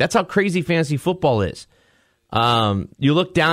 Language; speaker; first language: English; native; English